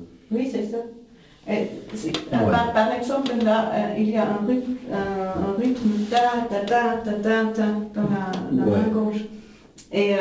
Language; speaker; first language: French; non-native, local second language; German